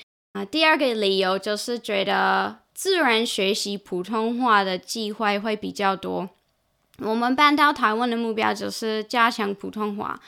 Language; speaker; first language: Chinese; non-native, fluent; English